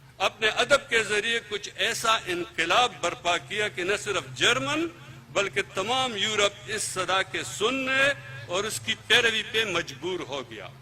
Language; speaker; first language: Urdu; non-native, local second language; Pashto